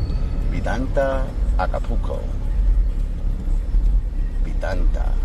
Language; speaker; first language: Spanish; non-native, learner; English